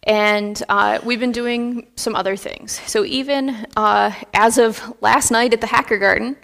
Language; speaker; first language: English; native; English